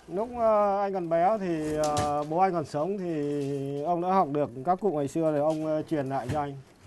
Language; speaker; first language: Vietnamese; native; Vietnamese